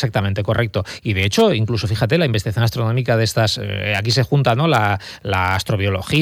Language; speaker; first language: Spanish; native; Spanish